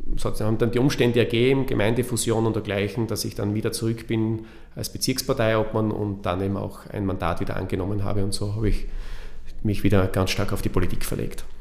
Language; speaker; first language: German; native; German